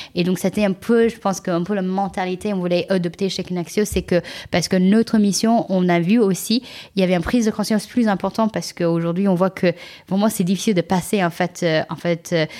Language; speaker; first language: French; non-native, fluent; English